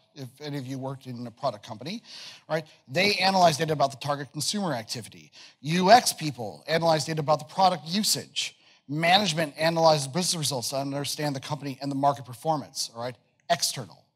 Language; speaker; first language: English; native; English